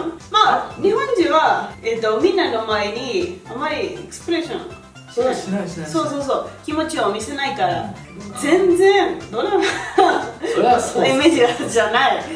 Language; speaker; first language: Japanese; non-native, learner; Spanish